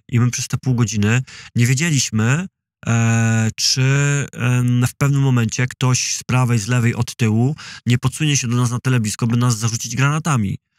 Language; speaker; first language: Polish; native; Polish